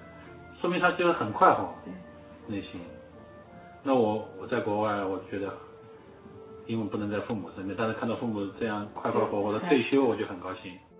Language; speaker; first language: Chinese; native; Chinese